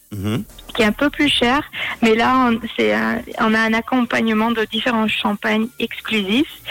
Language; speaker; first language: French; early bilingual, heritage; German